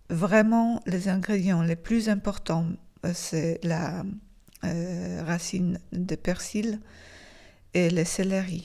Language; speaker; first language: French; non-native, fluent; Polish